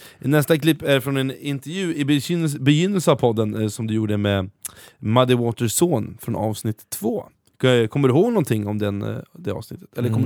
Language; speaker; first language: Swedish; native; Swedish